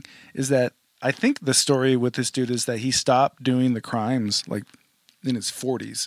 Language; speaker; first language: English; native; English